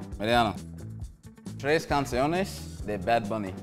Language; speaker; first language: Spanish; non-native, learner; Dutch